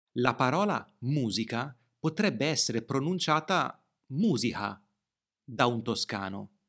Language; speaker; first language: Italian; native; Italian